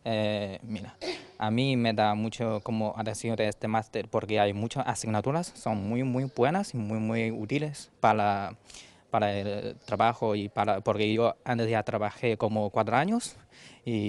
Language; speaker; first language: Spanish; non-native, learner; Chinese